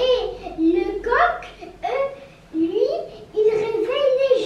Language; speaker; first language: French; non-native, local second language; Arabic